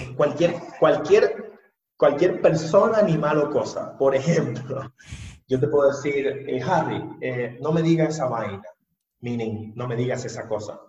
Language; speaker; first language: Spanish; native; Spanish